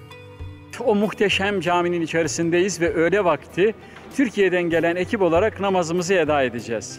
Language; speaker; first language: Turkish; native; Turkish